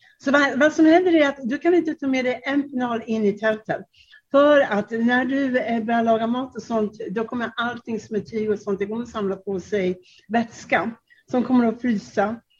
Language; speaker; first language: Swedish; non-native, fluent; Czech